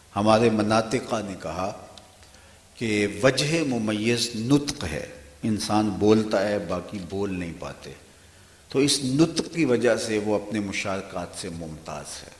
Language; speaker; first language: Urdu; non-native, local second language; Punjabi